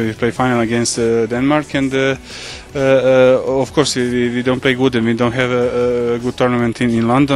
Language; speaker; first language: English; non-native, learner; Serbian